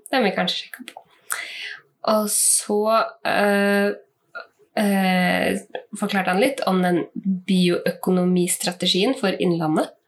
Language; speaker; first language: Norwegian; native; Norwegian